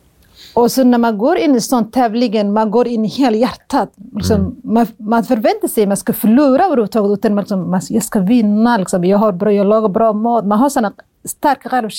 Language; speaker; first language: Swedish; non-native, fluent; Somali